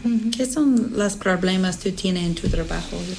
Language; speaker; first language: Spanish; non-native, learner; English